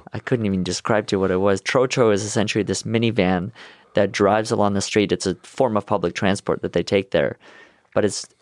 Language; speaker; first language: English; non-native, fluent; Russian